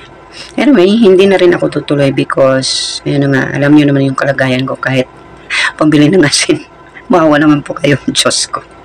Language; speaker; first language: Filipino; native; Filipino